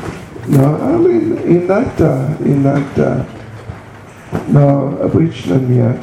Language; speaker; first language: Russian; non-native, learner; English